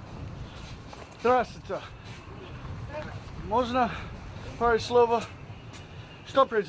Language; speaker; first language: Russian; non-native, learner; English